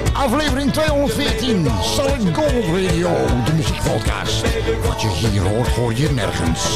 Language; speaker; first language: Dutch; native; Dutch